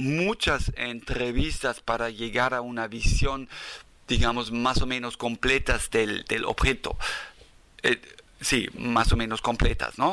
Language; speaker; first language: Spanish; non-native, fluent; German